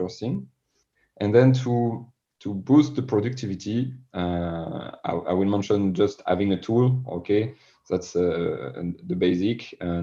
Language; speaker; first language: English; non-native, fluent; French